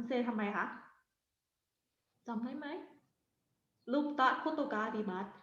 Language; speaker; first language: Japanese; non-native, fluent; Thai